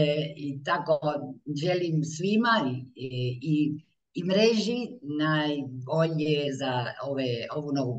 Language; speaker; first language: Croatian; early bilingual, heritage; Croatian